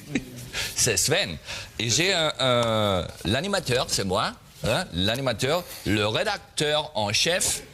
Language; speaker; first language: French; non-native, learner; German